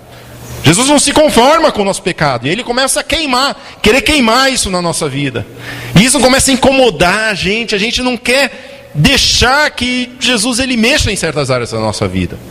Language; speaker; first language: Portuguese; native; Portuguese